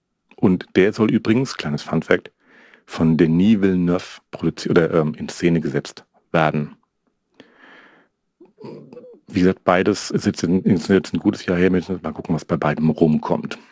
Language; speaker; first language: German; native; German